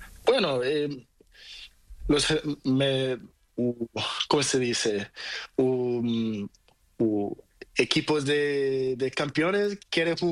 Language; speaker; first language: Spanish; non-native, learner; Portuguese